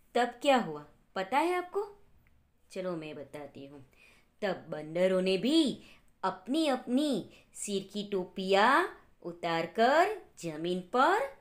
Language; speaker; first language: Hindi; non-native, local second language; Gujarati